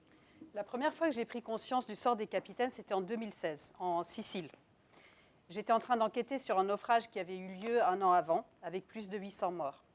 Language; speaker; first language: French; native; French